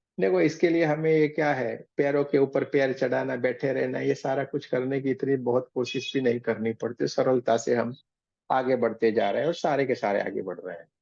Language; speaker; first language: Hindi; non-native, local second language; Gujarati